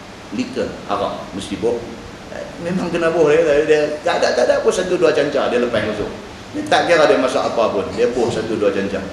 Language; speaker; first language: Malay; native; Malay